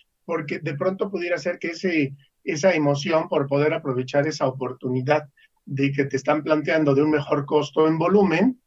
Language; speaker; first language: Spanish; native; Spanish